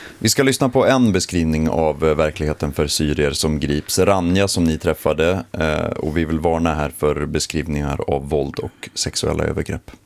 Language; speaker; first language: Swedish; native; Swedish